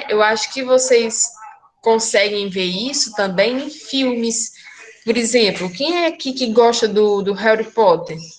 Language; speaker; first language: Portuguese; native; Portuguese